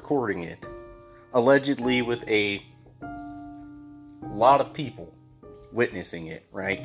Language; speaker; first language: English; native; English